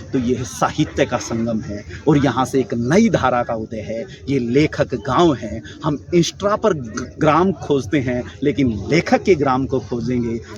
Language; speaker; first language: Hindi; native; Hindi